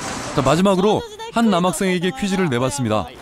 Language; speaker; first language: Korean; native; Korean